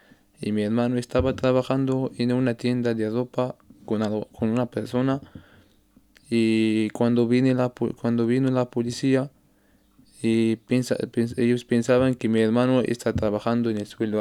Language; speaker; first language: Spanish; non-native, learner; Arabic